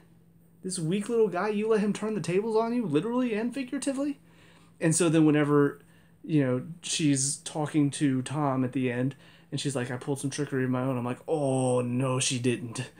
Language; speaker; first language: English; native; English